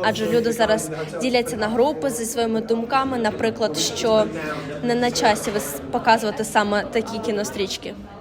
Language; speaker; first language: Ukrainian; native; Ukrainian